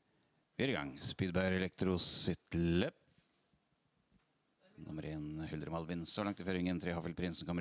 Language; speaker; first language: Norwegian; native; Norwegian